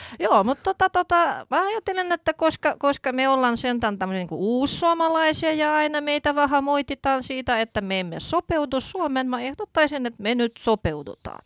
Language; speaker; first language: Finnish; non-native, fluent; Russian